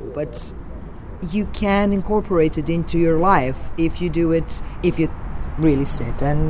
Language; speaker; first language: English; non-native, fluent; Serbian